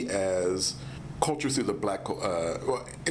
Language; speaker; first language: English; native; English